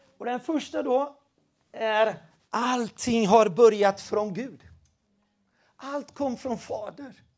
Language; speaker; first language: Swedish; non-native, fluent; Spanish